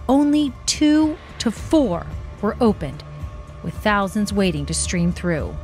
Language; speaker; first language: English; native; English